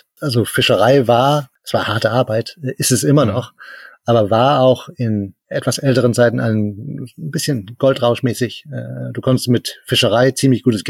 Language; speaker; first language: German; native; German